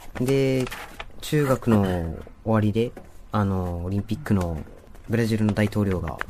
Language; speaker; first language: Japanese; early bilingual, other home language; Portuguese